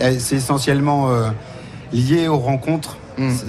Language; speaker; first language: French; native; French